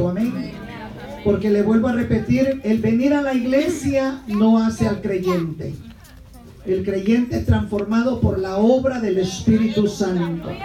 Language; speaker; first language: Spanish; native; Spanish